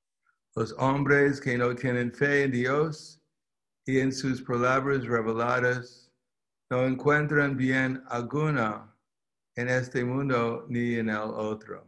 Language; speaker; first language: Spanish; non-native, fluent; English